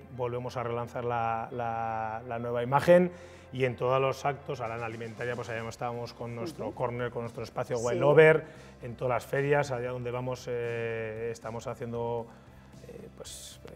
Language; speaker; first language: Spanish; native; Spanish